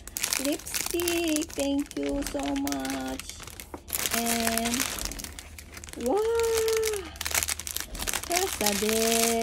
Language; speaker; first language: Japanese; non-native, learner; Filipino